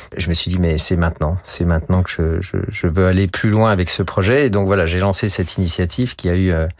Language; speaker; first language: French; native; French